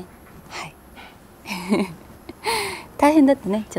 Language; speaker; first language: Japanese; native; Japanese